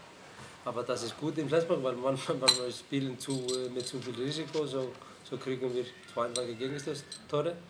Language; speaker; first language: German; non-native, fluent; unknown